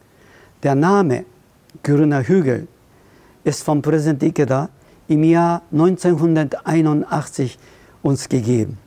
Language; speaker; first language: German; non-native, fluent; Japanese